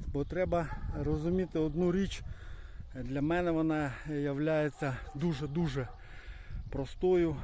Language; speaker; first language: Ukrainian; non-native, local second language; Russian